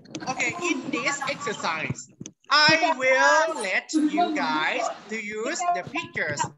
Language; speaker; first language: English; non-native, fluent; Thai